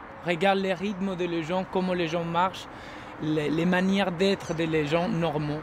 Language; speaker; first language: French; non-native, fluent; Spanish